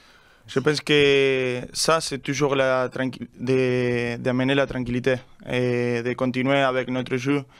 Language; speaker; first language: French; non-native, learner; Spanish